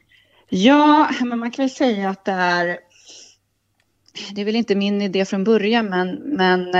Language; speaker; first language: Swedish; native; Swedish